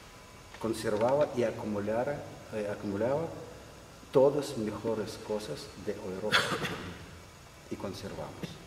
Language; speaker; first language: Spanish; non-native, learner; Russian